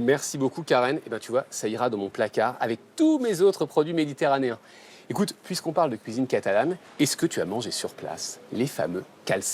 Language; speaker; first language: French; native; French